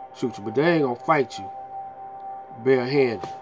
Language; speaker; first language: English; native; English